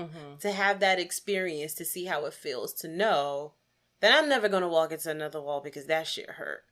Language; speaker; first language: English; native; English